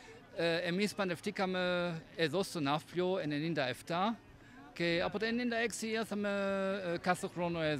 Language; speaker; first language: Greek; non-native, fluent; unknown